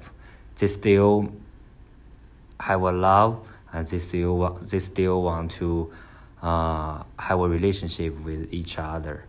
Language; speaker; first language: English; non-native, learner; Chinese